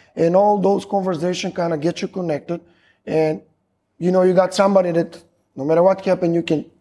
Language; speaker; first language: English; non-native, fluent; Macedonian